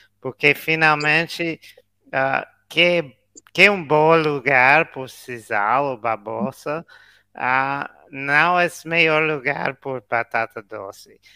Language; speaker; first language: Portuguese; non-native, learner; English